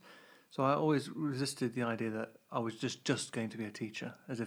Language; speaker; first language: English; native; English